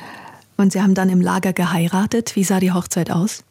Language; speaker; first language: German; native; German